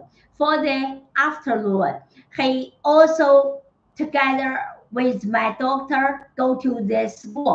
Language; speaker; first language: English; non-native, learner; Chinese